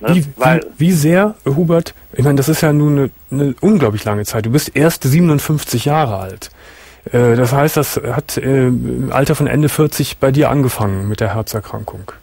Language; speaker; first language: German; native; German